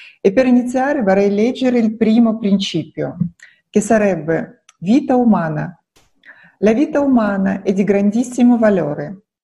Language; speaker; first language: Italian; non-native, fluent; Russian